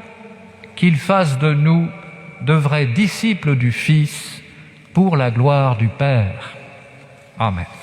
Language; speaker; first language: French; native; French